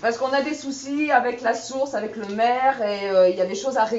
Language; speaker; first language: French; native; French